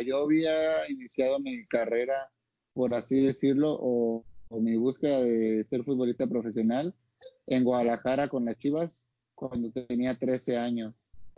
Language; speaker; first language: Spanish; native; Spanish